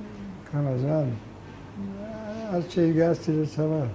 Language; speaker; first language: Hebrew; non-native, fluent; Hungarian